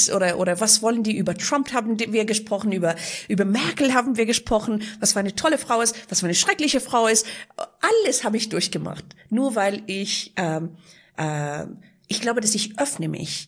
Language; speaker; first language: German; non-native, fluent; Persian